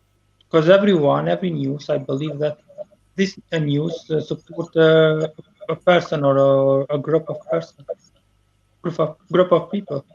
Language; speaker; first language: English; non-native, fluent; Albanian